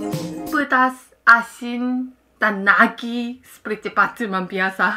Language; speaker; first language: Indonesian; non-native, fluent; Korean